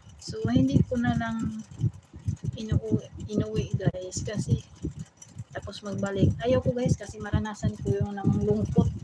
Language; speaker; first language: Filipino; non-native, local second language; Cebuano